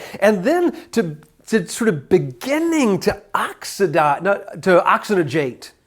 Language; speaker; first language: English; native; English